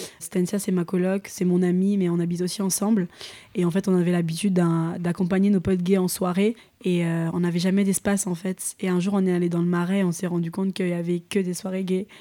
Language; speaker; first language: French; early bilingual, other home language; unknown